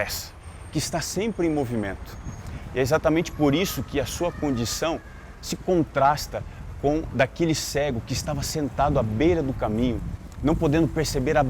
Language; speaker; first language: Portuguese; native; Portuguese